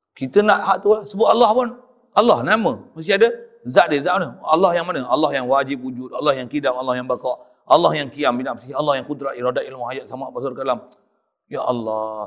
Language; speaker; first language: Malay; native; Malay